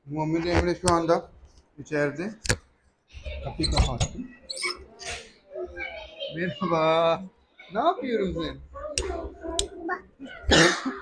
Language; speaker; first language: Turkish; non-native, learner; Urdu